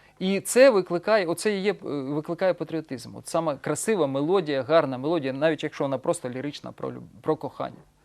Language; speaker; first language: Ukrainian; non-native, local second language; Russian